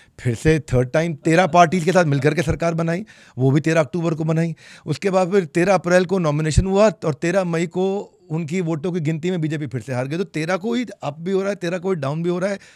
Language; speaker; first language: Hindi; native; Hindi